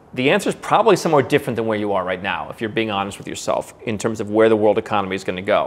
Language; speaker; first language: English; native; English